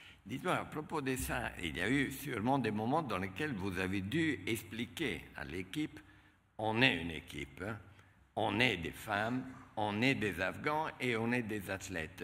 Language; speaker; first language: French; non-native, fluent; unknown